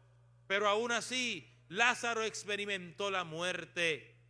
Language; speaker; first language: Spanish; native; Spanish